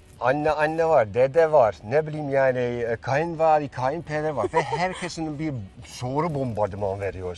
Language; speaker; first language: Turkish; non-native, fluent; Dutch